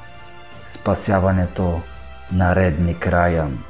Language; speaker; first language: Bulgarian; native; Bulgarian